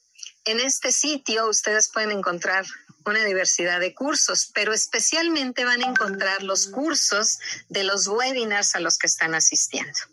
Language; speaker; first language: Spanish; native; Spanish